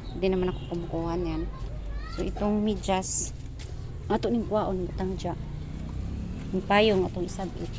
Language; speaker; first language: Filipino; non-native, local second language; Cebuano